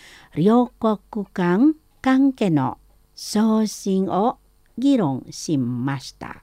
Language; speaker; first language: Japanese; non-native, fluent; Indonesian